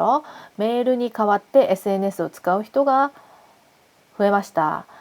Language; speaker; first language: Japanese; non-native, fluent; Korean